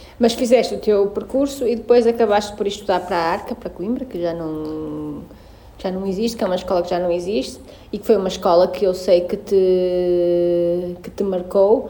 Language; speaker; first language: Portuguese; native; Portuguese